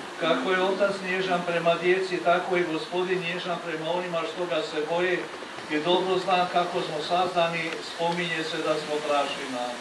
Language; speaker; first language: Croatian; native; Croatian